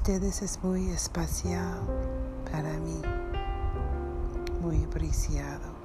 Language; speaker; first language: Spanish; non-native, learner; English